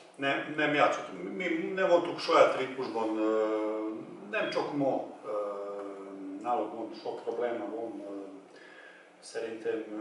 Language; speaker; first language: Hungarian; non-native, learner; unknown